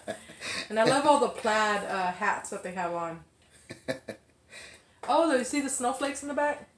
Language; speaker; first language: English; native; English